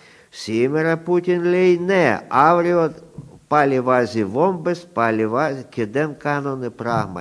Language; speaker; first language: Greek; non-native, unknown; Russian